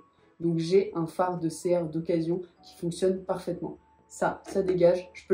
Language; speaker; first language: French; native; French